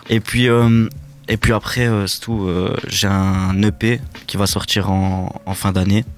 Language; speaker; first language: French; native; French